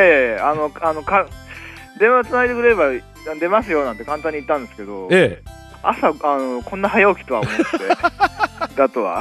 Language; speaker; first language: Japanese; native; Japanese